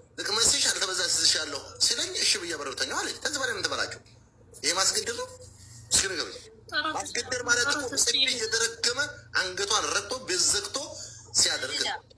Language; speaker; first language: Amharic; native; Amharic